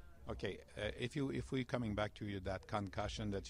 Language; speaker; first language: English; non-native, fluent; French